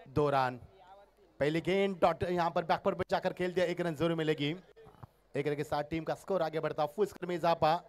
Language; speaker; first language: Hindi; non-native, local second language; Marathi